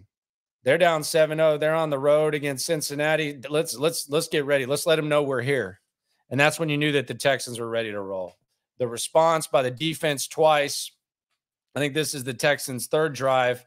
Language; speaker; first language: English; native; English